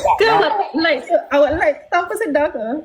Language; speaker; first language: Malay; native; Malay